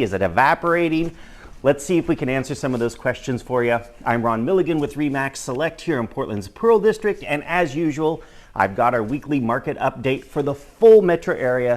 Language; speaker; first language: English; native; English